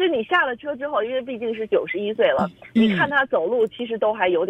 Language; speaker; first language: Chinese; native; Chinese